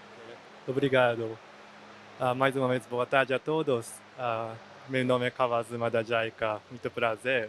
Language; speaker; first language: Portuguese; non-native, learner; Japanese